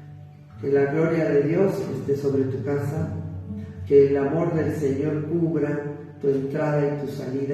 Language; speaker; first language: Spanish; native; Spanish